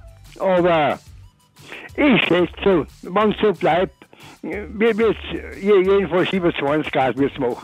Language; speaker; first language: German; native; German